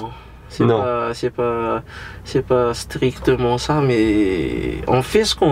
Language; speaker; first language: French; non-native, local second language; Malagasy